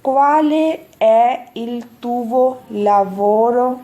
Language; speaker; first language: Italian; non-native, fluent; Urdu